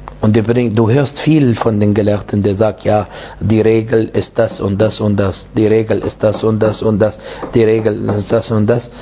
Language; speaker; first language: German; non-native, fluent; Arabic